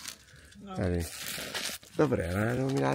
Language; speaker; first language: Czech; non-native, learner; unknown